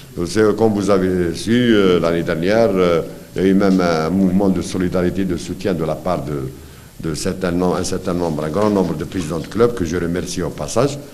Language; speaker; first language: French; non-native, local second language; Arabic